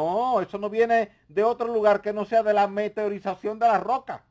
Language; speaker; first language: Spanish; native; Spanish